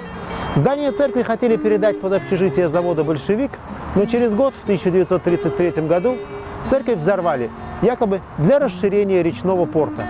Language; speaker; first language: Russian; native; Russian